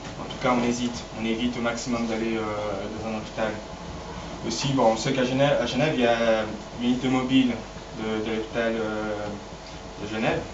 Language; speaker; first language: French; non-native, fluent; Portuguese